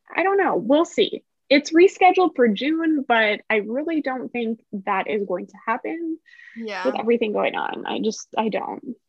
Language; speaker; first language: English; native; English